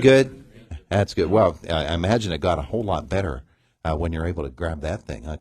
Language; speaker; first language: English; native; English